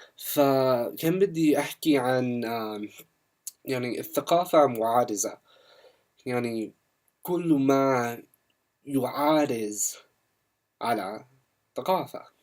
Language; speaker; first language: Arabic; non-native, learner; English